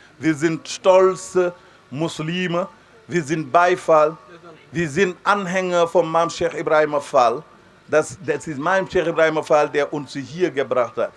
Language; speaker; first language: German; non-native, fluent; Wolof